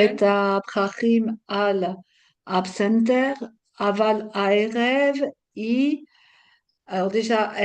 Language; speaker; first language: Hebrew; non-native, learner; French